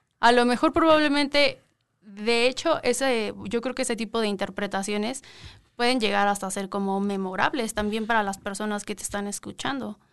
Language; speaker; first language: Spanish; native; Spanish